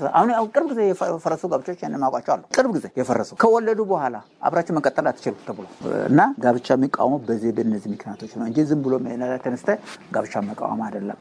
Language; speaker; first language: Amharic; non-native, local second language; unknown